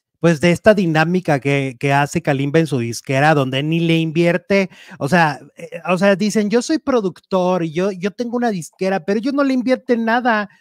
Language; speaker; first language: Spanish; native; Spanish